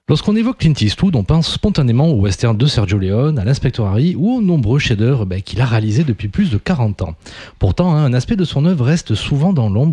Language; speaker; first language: French; native; French